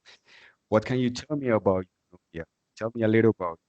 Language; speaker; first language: English; non-native, fluent; Spanish